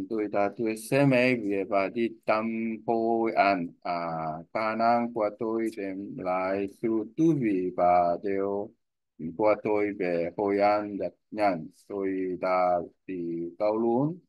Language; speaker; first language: Vietnamese; non-native, learner; Korean